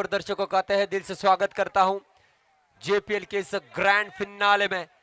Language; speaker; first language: Hindi; non-native, local second language; Marathi